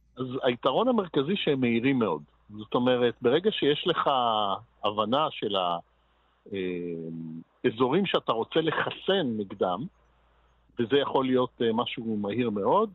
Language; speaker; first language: Hebrew; native; Hebrew